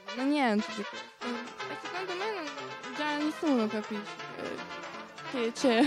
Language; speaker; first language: Italian; non-native, learner; Russian